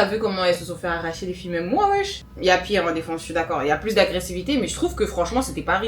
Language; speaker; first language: French; native; French